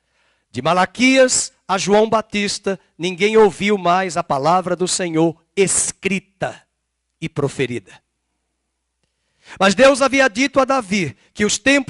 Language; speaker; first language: Portuguese; native; Portuguese